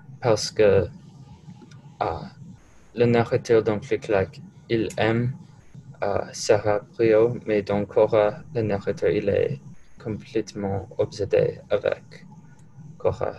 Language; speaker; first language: French; non-native, learner; English